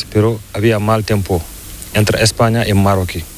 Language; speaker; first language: Spanish; non-native, learner; Fula